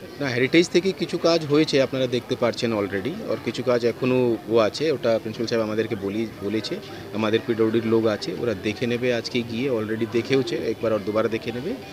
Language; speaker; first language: Bangla; non-native, local second language; Hindi